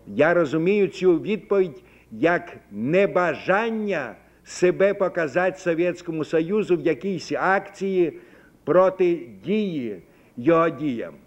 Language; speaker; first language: Ukrainian; native; Ukrainian